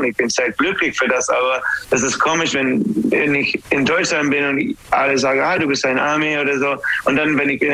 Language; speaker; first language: German; non-native, learner; English